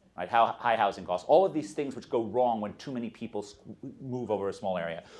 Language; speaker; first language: English; native; English